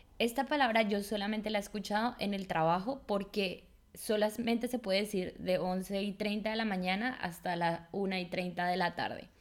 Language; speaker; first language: Spanish; native; Spanish